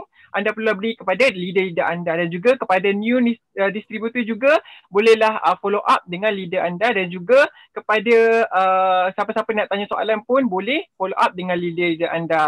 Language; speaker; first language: Malay; native; Malay